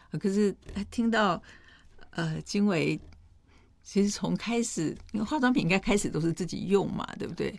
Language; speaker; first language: Chinese; native; Chinese